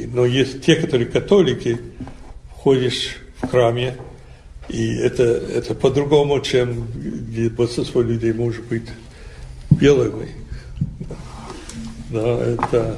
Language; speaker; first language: Russian; non-native, fluent; English